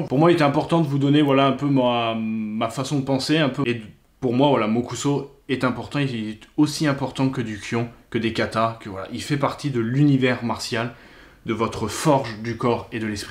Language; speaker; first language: French; native; French